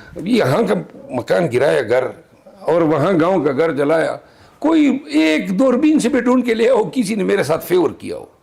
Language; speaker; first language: Urdu; non-native, local second language; Pashto